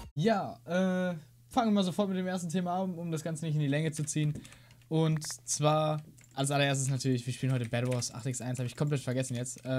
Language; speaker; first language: German; native; German